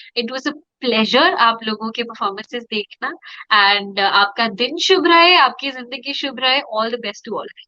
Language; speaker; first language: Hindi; native; Hindi